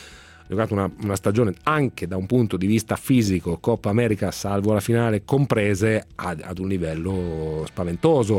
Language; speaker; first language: Italian; native; Italian